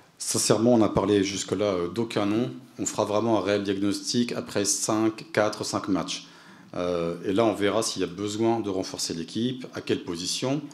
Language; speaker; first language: French; native; French